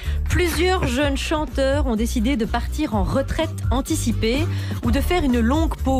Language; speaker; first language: French; native; French